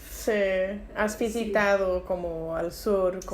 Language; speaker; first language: Spanish; non-native, learner; English